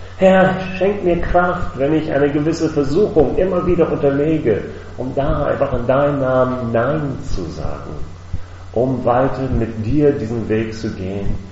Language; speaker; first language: German; non-native, fluent; English